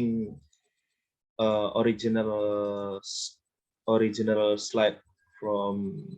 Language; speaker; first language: English; non-native, learner; Indonesian